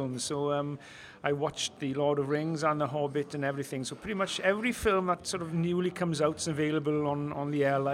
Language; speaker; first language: English; non-native, local second language; Welsh